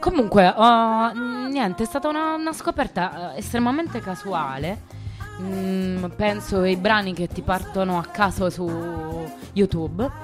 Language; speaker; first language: Italian; native; Italian